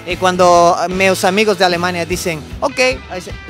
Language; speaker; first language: Spanish; native; Spanish